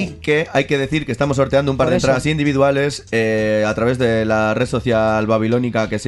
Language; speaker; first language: Spanish; native; Spanish